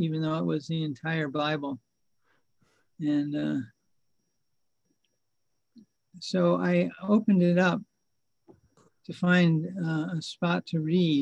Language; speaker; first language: English; native; English